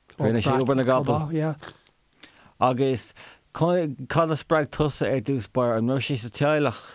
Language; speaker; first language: Irish; non-native, local second language; English